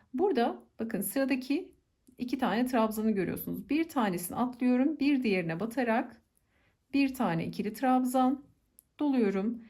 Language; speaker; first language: Turkish; native; Turkish